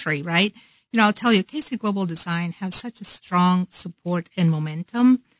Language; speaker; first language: English; non-native, fluent; Spanish